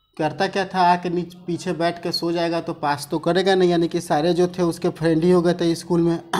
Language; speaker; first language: Hindi; native; Hindi